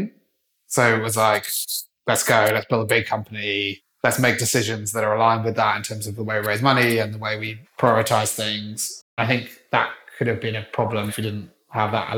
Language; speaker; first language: English; native; English